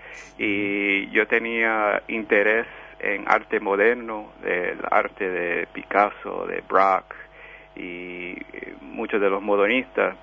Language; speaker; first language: Spanish; early bilingual, heritage; Spanish